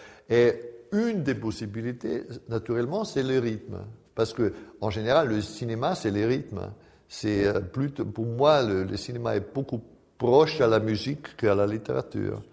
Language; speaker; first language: French; non-native, fluent; German